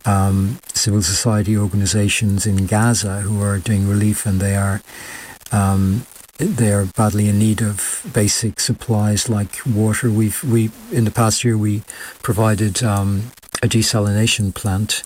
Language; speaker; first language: English; native; English